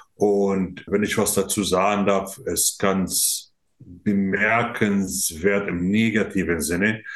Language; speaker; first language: German; non-native, fluent; Arabic